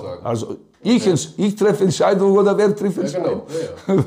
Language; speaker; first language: German; non-native, learner; Serbian